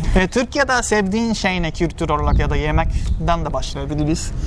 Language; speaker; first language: Turkish; non-native, learner; Japanese